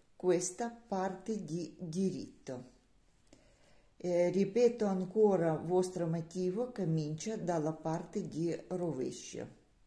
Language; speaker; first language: Italian; non-native, learner; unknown